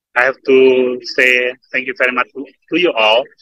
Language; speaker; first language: English; non-native, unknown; Indonesian